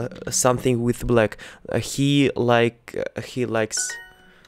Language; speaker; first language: English; non-native, learner; Russian